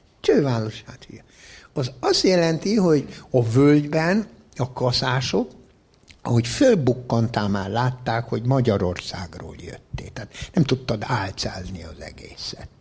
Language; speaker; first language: Hungarian; native; Hungarian